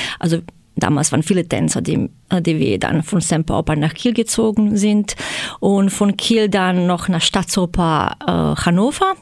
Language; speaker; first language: German; non-native, fluent; Croatian